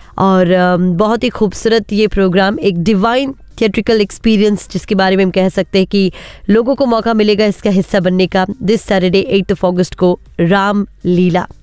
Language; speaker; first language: Hindi; native; Hindi